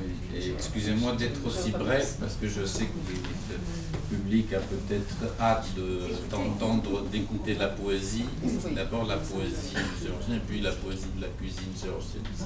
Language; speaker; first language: French; non-native, fluent; Georgian